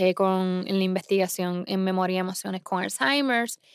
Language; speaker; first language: Spanish; native; Spanish